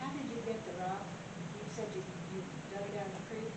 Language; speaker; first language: English; native; English